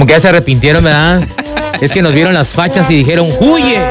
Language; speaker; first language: Spanish; native; Spanish